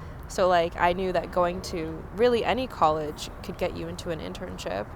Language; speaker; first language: English; native; English